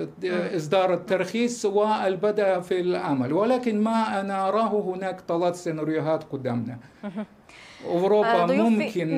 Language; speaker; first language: Arabic; non-native, fluent; Russian